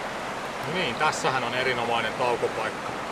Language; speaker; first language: Finnish; native; Finnish